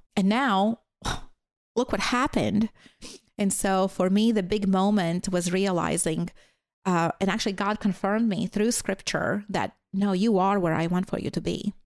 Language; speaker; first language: English; non-native, fluent; Latvian